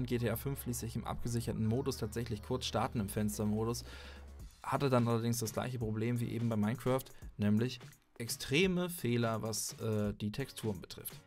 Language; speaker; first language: German; native; German